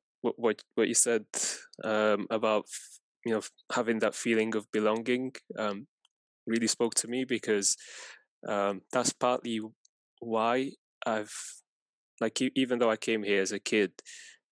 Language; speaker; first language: English; non-native, fluent; Persian